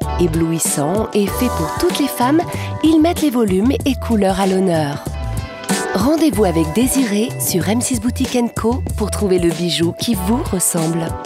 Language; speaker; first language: French; native; French